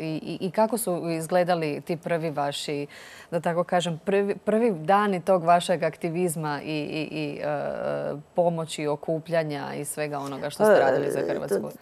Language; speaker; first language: Croatian; native; Croatian